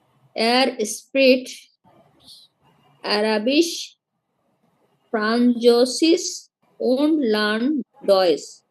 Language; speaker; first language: German; non-native, learner; Bangla